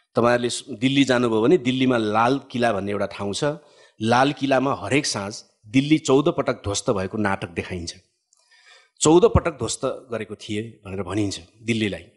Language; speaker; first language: Nepali; native; Nepali